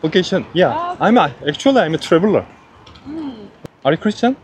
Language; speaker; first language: English; non-native, learner; Korean